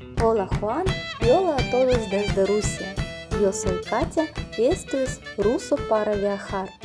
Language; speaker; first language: Spanish; non-native, fluent; Russian